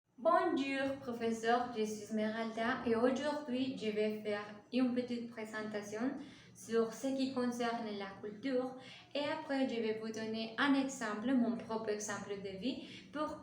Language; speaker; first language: French; non-native, learner; Spanish